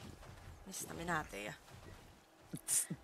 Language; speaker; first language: Finnish; native; Finnish